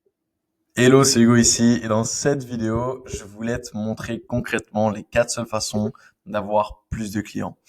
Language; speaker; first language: French; native; French